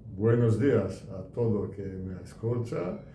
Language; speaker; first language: Spanish; non-native, learner; Croatian